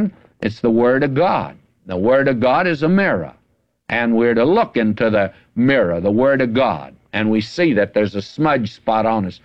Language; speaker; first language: English; native; English